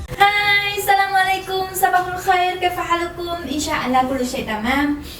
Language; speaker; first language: Arabic; non-native, fluent; Vietnamese